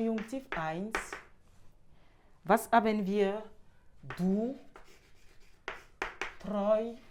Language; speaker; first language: German; non-native, fluent; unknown